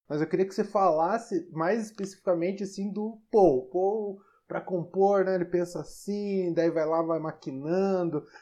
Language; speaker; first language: Portuguese; native; Portuguese